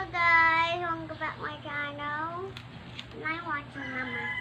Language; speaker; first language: English; non-native, learner; Filipino